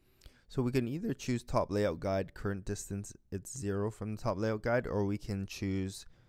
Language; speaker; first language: English; native; English